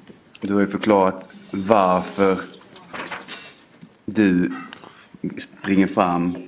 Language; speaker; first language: Swedish; native; Swedish